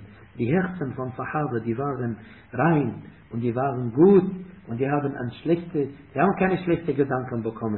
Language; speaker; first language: German; non-native, fluent; Arabic